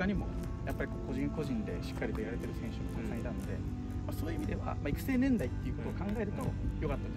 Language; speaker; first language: Japanese; native; Japanese